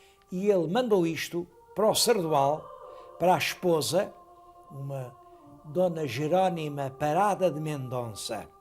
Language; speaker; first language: Portuguese; native; Portuguese